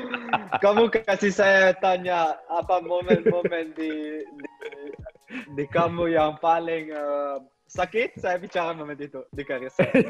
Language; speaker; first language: Indonesian; non-native, learner; Dutch